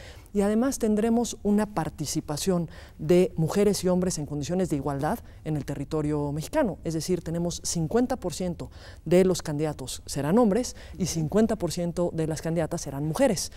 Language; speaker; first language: Spanish; native; Spanish